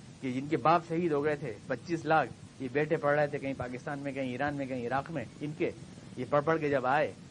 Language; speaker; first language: Urdu; native; Urdu